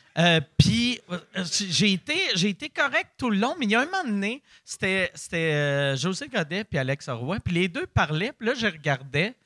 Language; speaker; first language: French; native; French